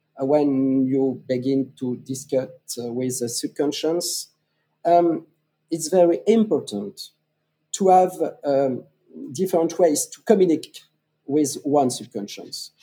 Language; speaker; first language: English; non-native, fluent; French